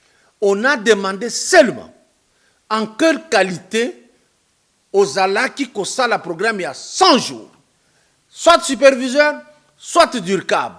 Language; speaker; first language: French; non-native, local second language; Lingala